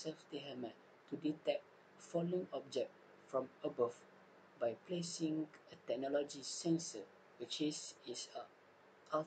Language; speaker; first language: English; non-native, local second language; Malay